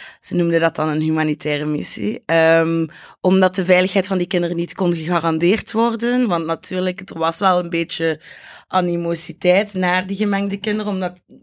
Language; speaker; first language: Dutch; native; Dutch